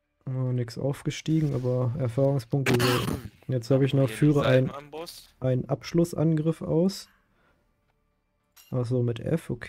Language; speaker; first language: German; native; German